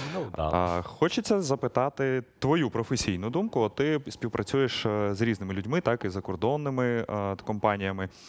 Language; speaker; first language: Ukrainian; native; Ukrainian